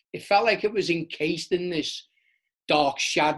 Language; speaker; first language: English; native; English